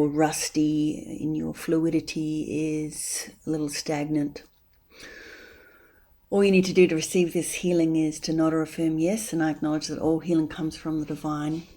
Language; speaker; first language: English; native; English